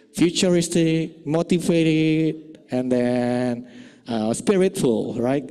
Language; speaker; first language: English; non-native, fluent; Indonesian